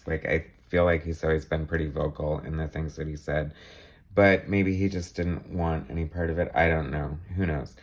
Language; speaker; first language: English; native; English